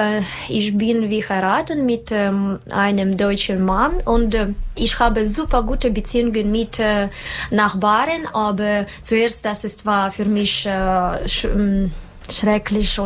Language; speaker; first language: German; non-native, learner; Russian